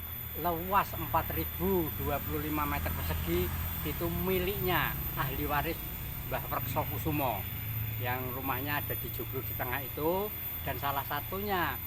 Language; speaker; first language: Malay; non-native, local second language; Javanese